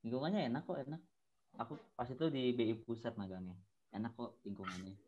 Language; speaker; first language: Indonesian; native; Indonesian